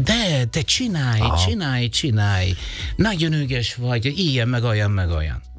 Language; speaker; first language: Hungarian; non-native, learner; Italian